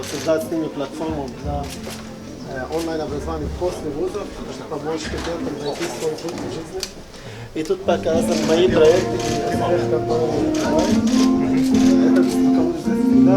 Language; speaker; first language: Russian; non-native, learner; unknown